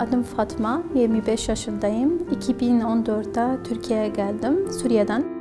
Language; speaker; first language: Turkish; non-native, fluent; Arabic